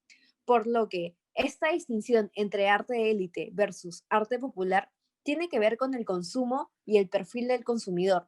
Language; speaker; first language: Spanish; native; Spanish